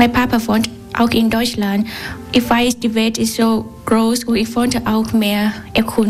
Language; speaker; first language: German; non-native, learner; Vietnamese